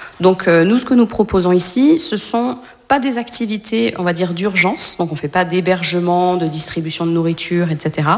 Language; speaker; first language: French; native; French